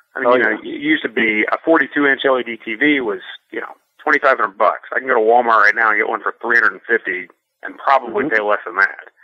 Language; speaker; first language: English; native; English